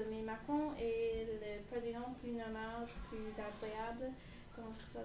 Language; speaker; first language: French; non-native, learner; English